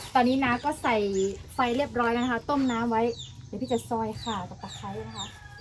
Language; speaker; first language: Thai; non-native, local second language; Karen languages